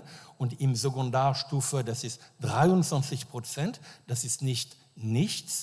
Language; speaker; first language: German; non-native, fluent; French